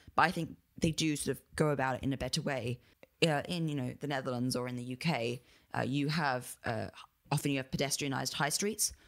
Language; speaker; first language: English; native; English